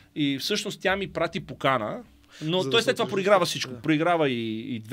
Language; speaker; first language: Bulgarian; native; Bulgarian